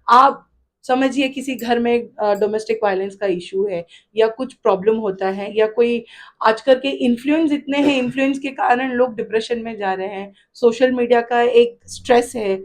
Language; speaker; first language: Hindi; non-native, local second language; Gujarati